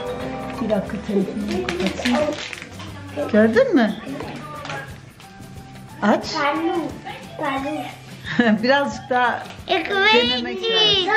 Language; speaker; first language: Turkish; early bilingual, heritage; Turkish